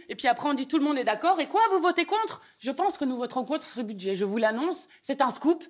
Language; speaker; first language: French; native; French